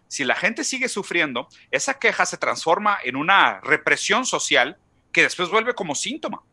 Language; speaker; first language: Spanish; non-native, fluent; Portuguese